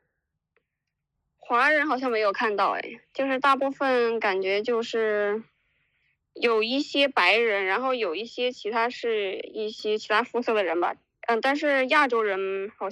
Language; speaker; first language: Chinese; native; Chinese